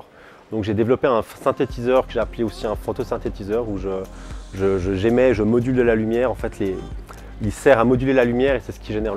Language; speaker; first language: French; native; French